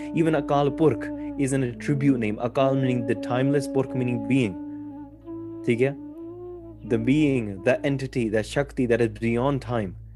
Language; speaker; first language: English; early bilingual, other home language; Punjabi